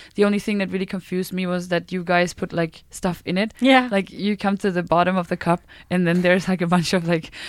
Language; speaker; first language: English; non-native, fluent; German